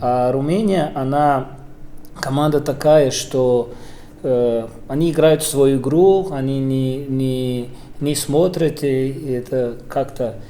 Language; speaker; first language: Russian; non-native, fluent; Portuguese